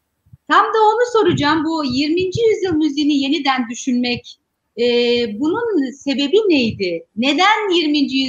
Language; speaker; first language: Turkish; native; Turkish